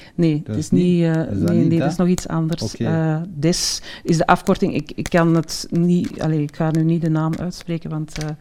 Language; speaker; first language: Dutch; native; Dutch